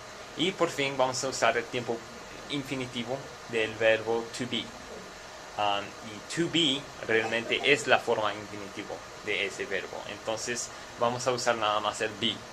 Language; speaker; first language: Spanish; non-native, fluent; English